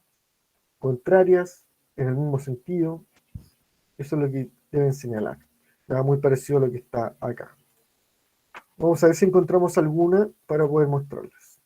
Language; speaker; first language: Spanish; native; Spanish